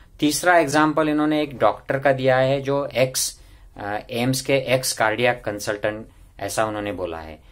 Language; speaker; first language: Hindi; non-native, local second language; Marathi